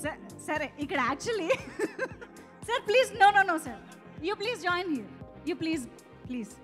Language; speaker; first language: Telugu; native; Telugu